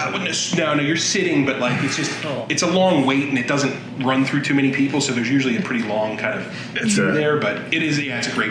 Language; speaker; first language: English; native; English